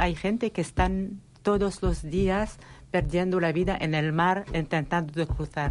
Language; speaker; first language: Spanish; non-native, learner; Arabic